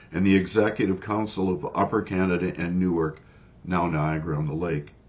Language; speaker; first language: English; native; English